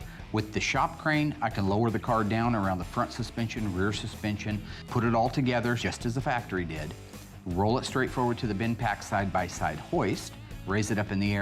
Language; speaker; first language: English; native; English